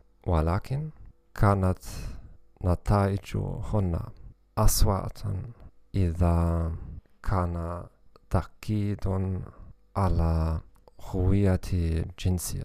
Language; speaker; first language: Arabic; non-native, learner; German